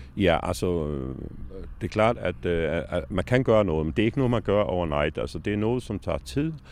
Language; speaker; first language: Danish; native; Danish